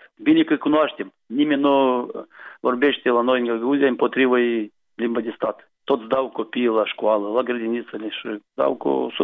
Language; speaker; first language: Romanian; non-native, local second language; Gagauz